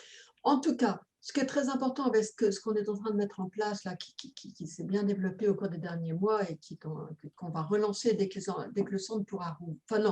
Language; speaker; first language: French; native; French